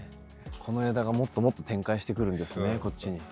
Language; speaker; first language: Japanese; native; Japanese